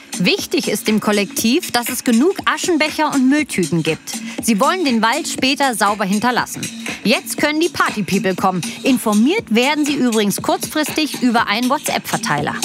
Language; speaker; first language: German; native; German